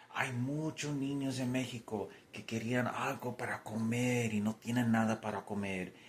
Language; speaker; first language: Spanish; early bilingual, heritage; Spanish